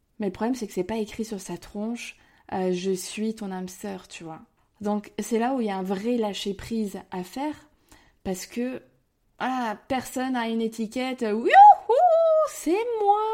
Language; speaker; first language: French; native; French